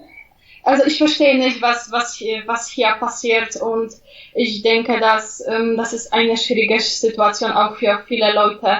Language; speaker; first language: German; non-native, fluent; Polish